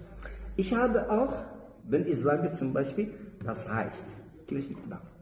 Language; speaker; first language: German; non-native, learner; French